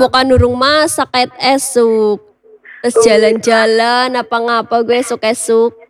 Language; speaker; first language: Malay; non-native, local second language; Javanese